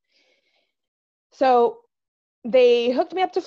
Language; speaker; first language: English; native; English